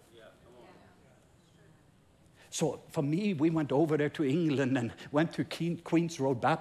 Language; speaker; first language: English; non-native, fluent; Norwegian